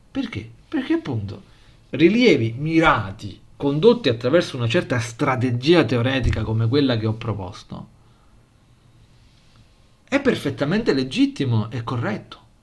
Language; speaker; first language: Italian; native; Italian